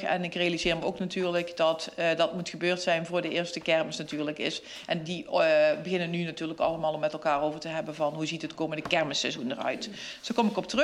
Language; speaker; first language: Dutch; native; Dutch